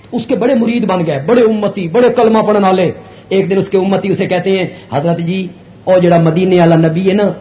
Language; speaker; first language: Urdu; non-native, local second language; Punjabi